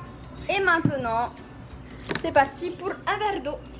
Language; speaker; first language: French; native; French